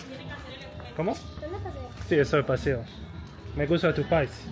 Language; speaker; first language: Spanish; non-native, learner; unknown